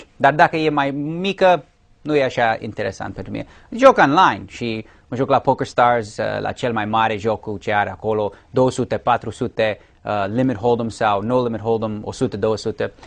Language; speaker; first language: Romanian; early bilingual, heritage; English